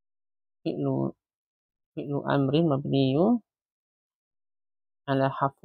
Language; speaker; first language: Arabic; non-native, learner; Indonesian